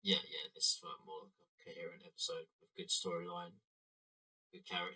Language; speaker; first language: English; native; English